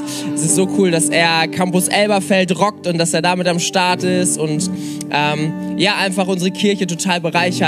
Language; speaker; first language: German; native; German